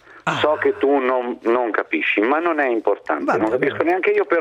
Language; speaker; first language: Italian; native; Italian